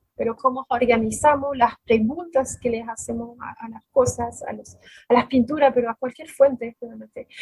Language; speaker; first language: Spanish; non-native, fluent; French